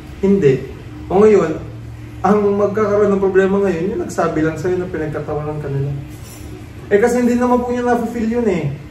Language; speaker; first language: Filipino; native; Filipino